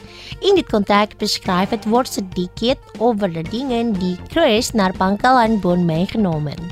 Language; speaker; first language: Dutch; non-native, learner; Indonesian